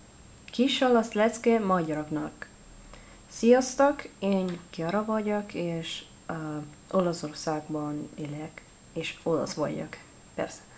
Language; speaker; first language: Hungarian; non-native, learner; Italian